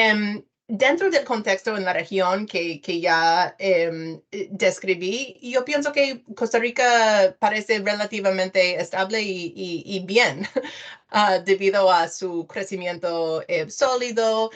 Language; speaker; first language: Spanish; non-native, fluent; English